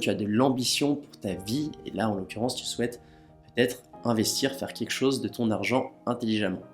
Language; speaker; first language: French; native; French